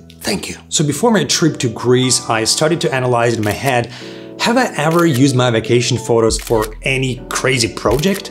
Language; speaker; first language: English; non-native, fluent; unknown